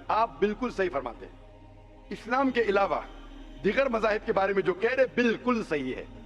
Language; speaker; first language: Hindi; non-native, local second language; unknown